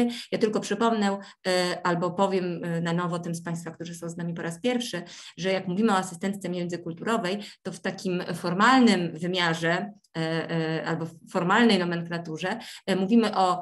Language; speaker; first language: Polish; native; Polish